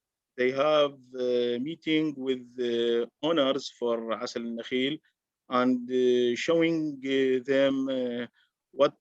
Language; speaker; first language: English; non-native, learner; Arabic